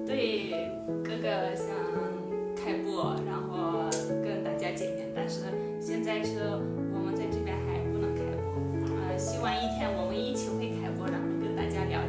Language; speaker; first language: Chinese; non-native, fluent; Armenian